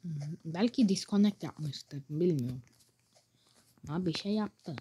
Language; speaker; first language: Turkish; early bilingual, heritage; Turkish